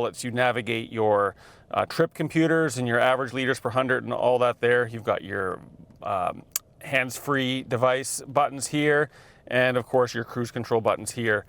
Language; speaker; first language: English; native; English